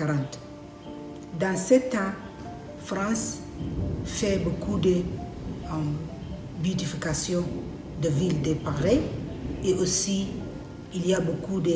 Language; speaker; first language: French; non-native, learner; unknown